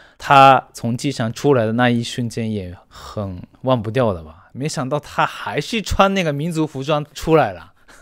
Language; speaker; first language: Chinese; non-native, fluent; Japanese